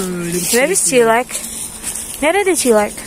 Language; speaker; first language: Turkish; non-native, learner; Indonesian